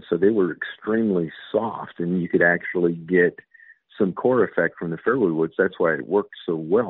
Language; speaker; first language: English; native; English